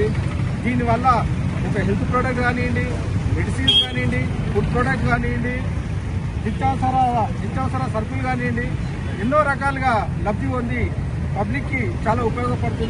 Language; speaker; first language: Telugu; native; Telugu